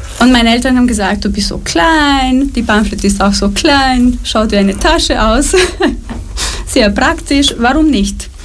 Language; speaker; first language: German; non-native, fluent; Romanian